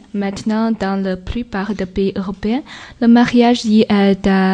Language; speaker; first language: French; non-native, learner; Chinese